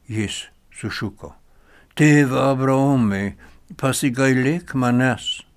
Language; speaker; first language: Lithuanian; non-native, fluent; German